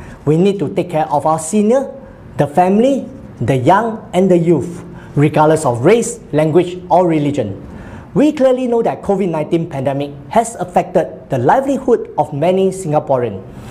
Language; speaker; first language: English; non-native, local second language; Chinese